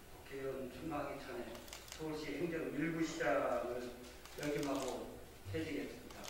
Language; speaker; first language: Korean; native; Korean